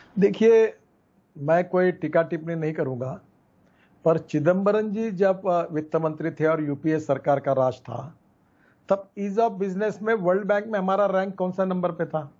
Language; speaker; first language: Hindi; non-native, local second language; Marathi